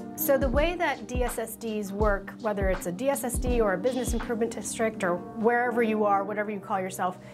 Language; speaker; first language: English; native; English